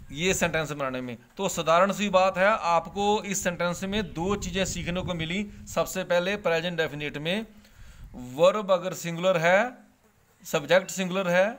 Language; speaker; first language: Hindi; non-native, local second language; Punjabi